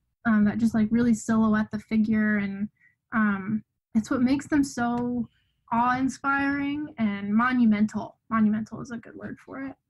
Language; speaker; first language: English; native; English